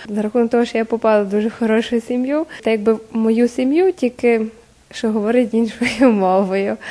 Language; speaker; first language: Ukrainian; native; Ukrainian